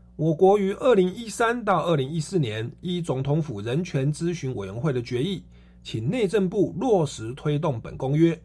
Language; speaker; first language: Chinese; non-native, local second language; Min Nan Chinese